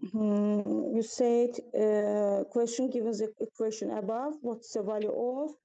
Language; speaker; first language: English; non-native, fluent; Azerbaijani